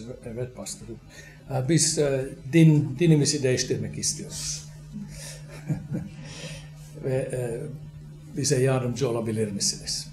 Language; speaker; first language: Turkish; non-native, fluent; Finnish